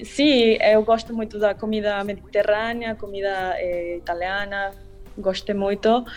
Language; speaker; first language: Portuguese; non-native, learner; Spanish